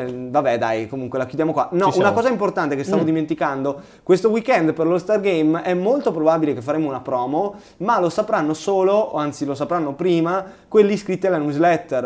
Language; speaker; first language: Italian; native; Italian